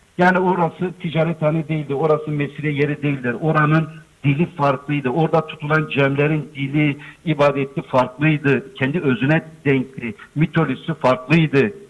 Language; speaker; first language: Turkish; non-native, local second language; Zaza